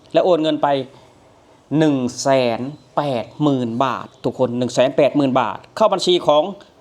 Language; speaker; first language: Thai; native; Thai